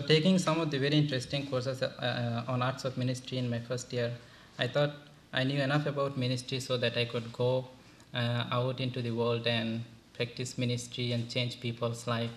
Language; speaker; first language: English; non-native, local second language; Bangla